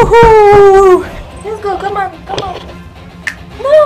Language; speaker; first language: English; non-native, learner; French